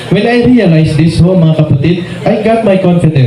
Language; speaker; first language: English; non-native, local second language; Filipino